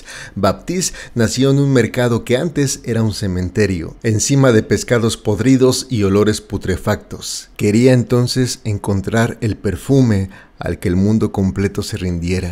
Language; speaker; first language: Spanish; native; Spanish